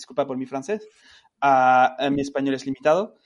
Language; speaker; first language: Spanish; non-native, fluent; French